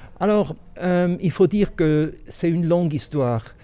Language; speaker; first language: French; non-native, local second language; German